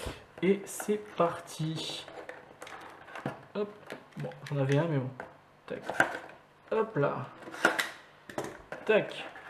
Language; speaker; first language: French; native; French